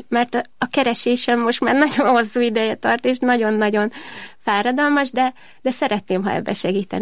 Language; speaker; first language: Hungarian; native; Hungarian